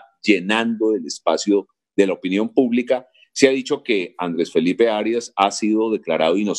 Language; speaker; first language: Spanish; native; Spanish